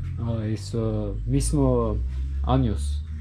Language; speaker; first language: Spanish; non-native, learner; Turkish